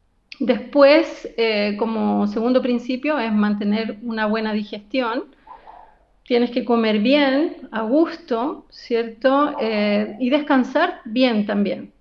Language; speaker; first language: Spanish; native; Spanish